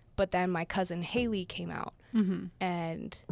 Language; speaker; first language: English; native; English